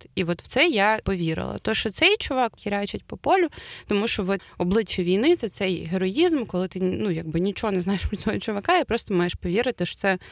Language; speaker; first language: Ukrainian; native; Ukrainian